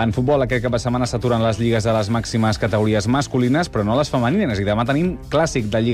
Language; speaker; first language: Catalan; native; Catalan